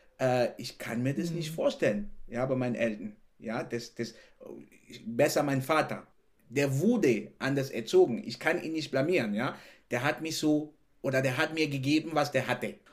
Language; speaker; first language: German; non-native, fluent; French